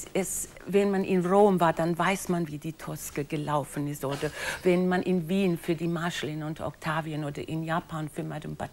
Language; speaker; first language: German; non-native, fluent; English